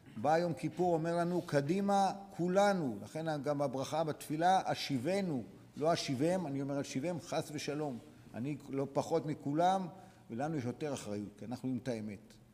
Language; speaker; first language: Hebrew; native; Hebrew